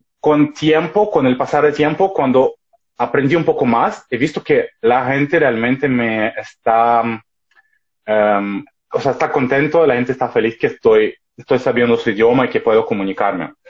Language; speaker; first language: Spanish; non-native, fluent; Russian